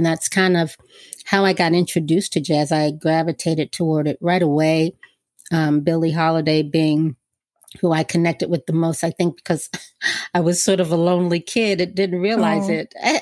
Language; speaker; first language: English; native; English